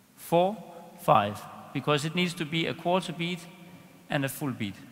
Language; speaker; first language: English; non-native, fluent; Danish